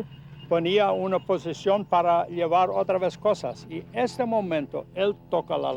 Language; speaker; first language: Spanish; non-native, learner; Plautdietsch